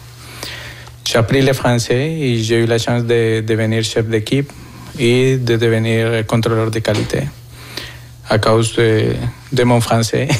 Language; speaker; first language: French; non-native, fluent; Spanish